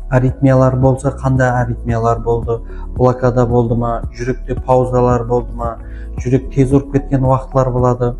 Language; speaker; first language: Uzbek; non-native, local second language; Kara-Kalpak